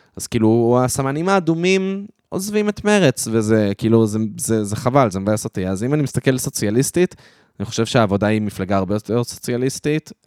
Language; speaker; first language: Hebrew; early bilingual, other home language; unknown